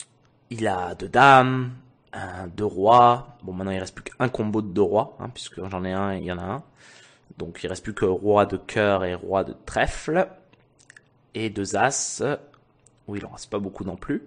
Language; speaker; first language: French; native; French